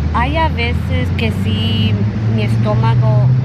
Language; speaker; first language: Spanish; early bilingual, heritage; Spanish